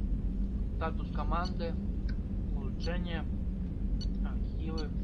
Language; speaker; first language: Russian; native; Russian